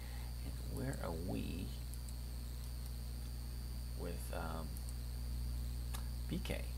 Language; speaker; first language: English; native; English